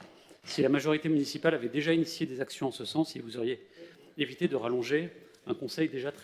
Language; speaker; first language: French; native; French